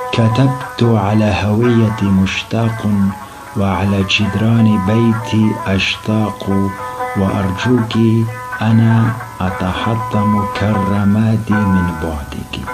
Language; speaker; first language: Arabic; non-native, local second language; Kurdish